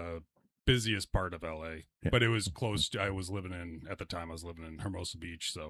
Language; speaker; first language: English; native; English